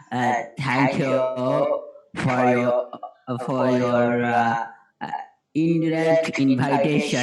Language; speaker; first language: English; non-native, learner; Bangla